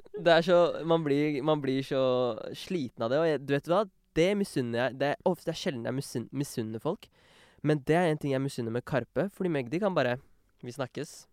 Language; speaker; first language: Norwegian; early bilingual, other home language; Urdu